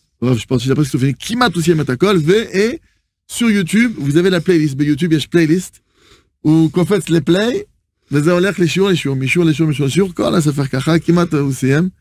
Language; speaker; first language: Hebrew; non-native, fluent; French